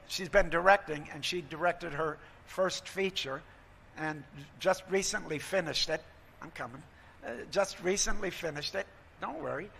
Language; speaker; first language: English; native; English